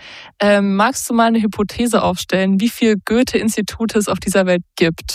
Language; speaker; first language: German; native; German